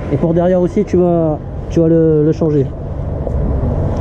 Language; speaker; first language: French; native; French